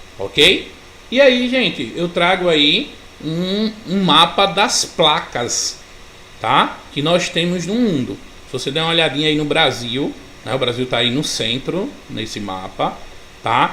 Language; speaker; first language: Portuguese; native; Portuguese